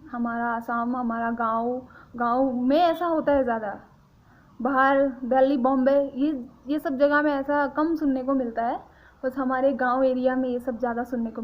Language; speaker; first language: Hindi; non-native, local second language; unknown